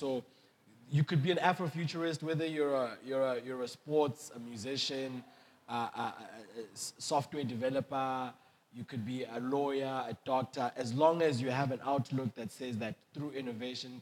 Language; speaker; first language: English; non-native, local second language; Southern Sotho